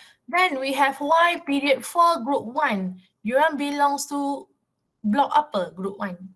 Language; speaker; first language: English; non-native, local second language; Malay